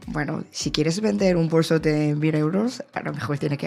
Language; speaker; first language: Spanish; non-native, learner; Korean